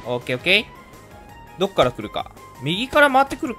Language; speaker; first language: Japanese; native; Japanese